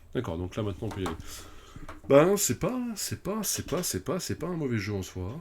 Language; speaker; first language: French; native; French